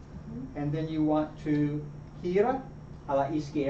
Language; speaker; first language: Spanish; non-native, fluent; English